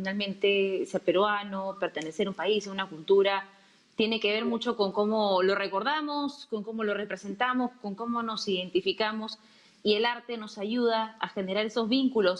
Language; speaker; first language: Spanish; native; Spanish